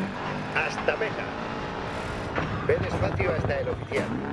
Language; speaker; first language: Spanish; native; Spanish